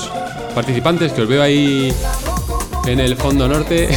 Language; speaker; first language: Spanish; native; Spanish